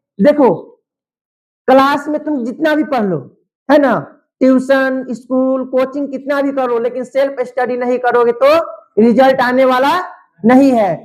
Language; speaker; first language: Hindi; native; Hindi